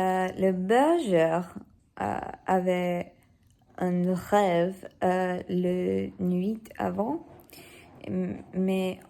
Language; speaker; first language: French; non-native, learner; English